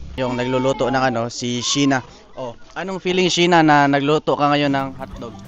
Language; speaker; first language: Filipino; non-native, local second language; Cebuano